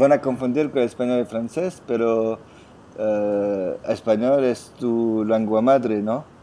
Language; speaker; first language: Spanish; non-native, learner; French